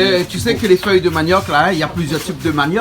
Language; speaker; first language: French; native; French